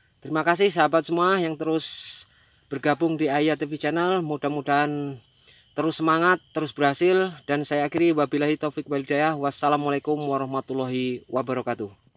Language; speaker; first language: Indonesian; non-native, local second language; Javanese